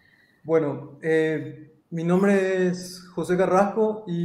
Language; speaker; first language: Spanish; native; Spanish